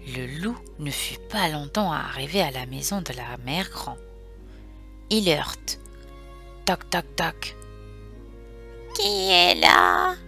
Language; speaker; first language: French; native; French